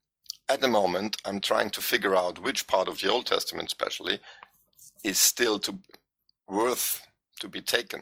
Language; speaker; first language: English; non-native, fluent; German